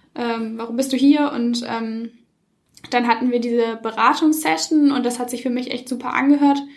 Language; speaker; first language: German; native; German